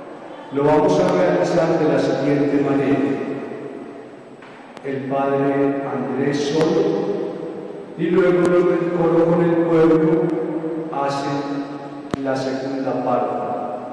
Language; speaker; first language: Spanish; native; Spanish